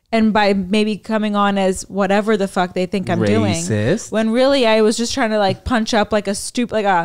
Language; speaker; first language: English; native; English